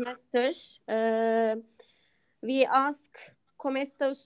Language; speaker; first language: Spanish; non-native, learner; Turkish